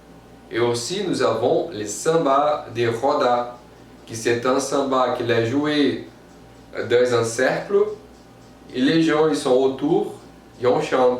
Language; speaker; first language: French; non-native, fluent; Portuguese